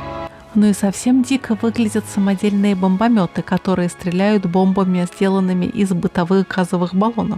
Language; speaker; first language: Russian; native; Russian